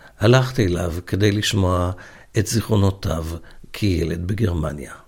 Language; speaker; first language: Hebrew; non-native, fluent; German